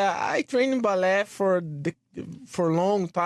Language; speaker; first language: English; non-native, learner; Portuguese